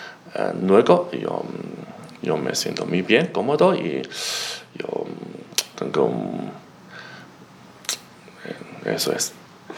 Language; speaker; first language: Spanish; non-native, learner; Chinese